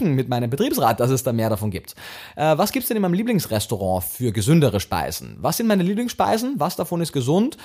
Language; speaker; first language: German; native; German